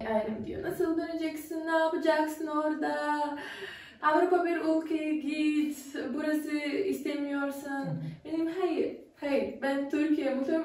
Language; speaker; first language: Turkish; non-native, learner; Macedonian